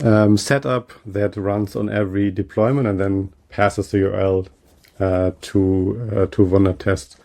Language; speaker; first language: English; non-native, fluent; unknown